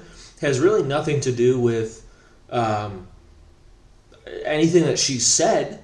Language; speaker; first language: English; native; English